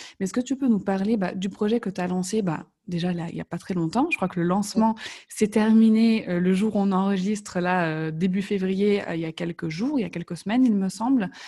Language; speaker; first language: French; native; French